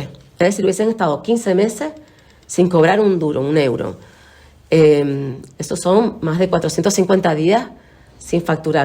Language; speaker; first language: Spanish; native; Spanish